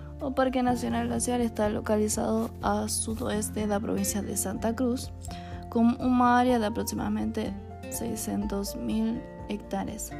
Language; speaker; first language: Spanish; non-native, learner; Portuguese